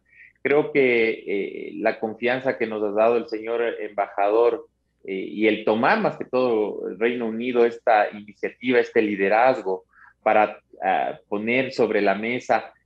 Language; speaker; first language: Spanish; native; Spanish